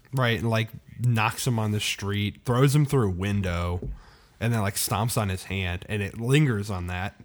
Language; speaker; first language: English; native; English